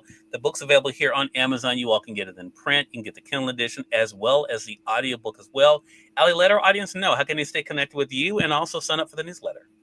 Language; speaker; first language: English; native; English